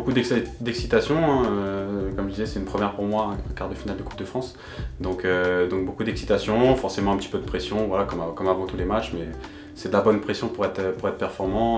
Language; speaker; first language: French; native; French